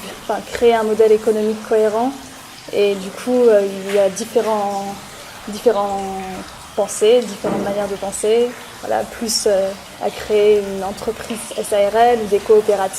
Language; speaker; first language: French; native; French